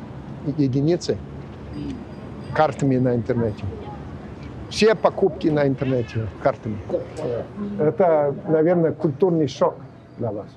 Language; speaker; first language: Russian; non-native, fluent; English